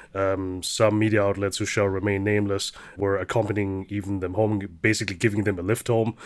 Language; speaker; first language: English; early bilingual, heritage; German